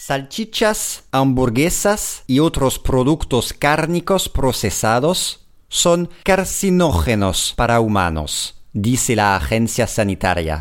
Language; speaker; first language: Spanish; non-native, fluent; English